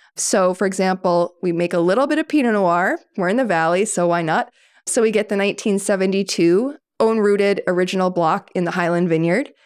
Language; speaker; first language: English; native; English